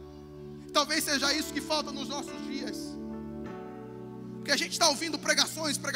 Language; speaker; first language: Portuguese; native; Portuguese